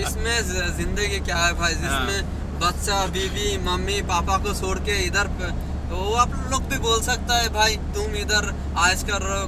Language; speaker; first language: Hindi; non-native, fluent; Bangla